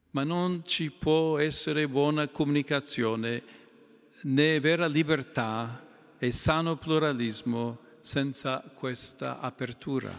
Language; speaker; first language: Italian; non-native, fluent; English